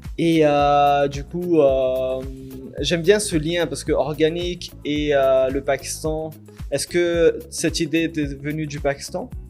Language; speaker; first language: French; early bilingual, other home language; Urdu